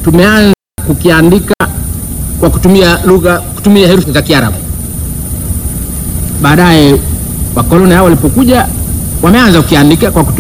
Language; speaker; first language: Swahili; non-native, local second language; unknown